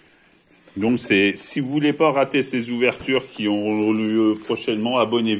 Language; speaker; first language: French; native; French